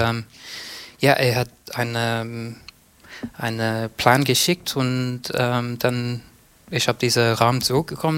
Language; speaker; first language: German; non-native, learner; English